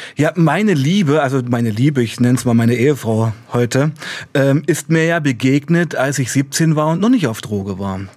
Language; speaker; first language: German; native; German